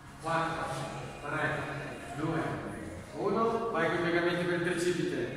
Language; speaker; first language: Italian; native; Italian